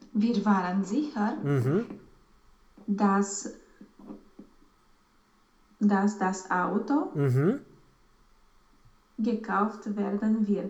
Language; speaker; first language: German; non-native, learner; Romanian